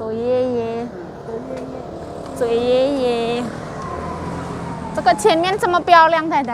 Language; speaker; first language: Chinese; non-native, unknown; Indonesian